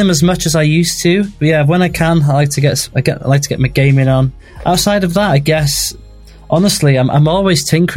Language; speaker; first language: English; native; English